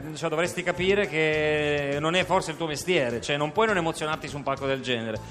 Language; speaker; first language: Italian; non-native, fluent; Albanian